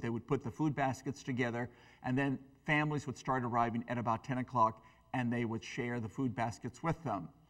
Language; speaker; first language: English; early bilingual, other home language; Spanish